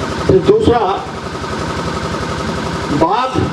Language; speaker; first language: Hindi; native; Hindi